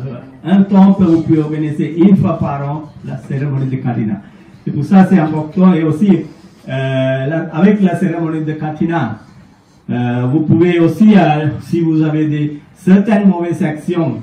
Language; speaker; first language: French; non-native, fluent; Sinhala